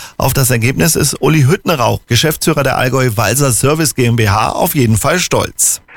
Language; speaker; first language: German; native; German